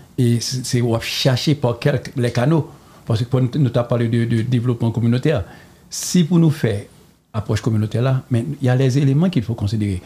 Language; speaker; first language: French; non-native, local second language; Haitian Creole